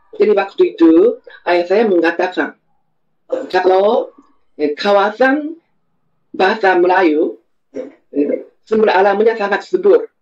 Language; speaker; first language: Indonesian; non-native, fluent; Japanese